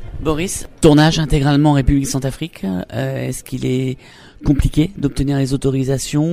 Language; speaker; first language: French; native; French